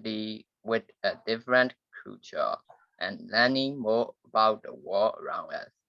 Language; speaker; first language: English; non-native, learner; Burmese